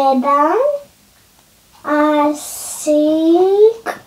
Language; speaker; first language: Indonesian; early bilingual, heritage; Indonesian